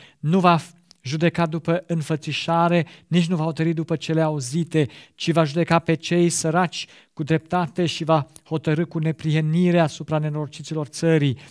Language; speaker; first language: Romanian; non-native, fluent; German